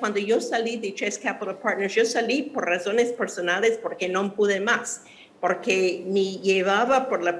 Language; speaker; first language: Spanish; non-native, fluent; English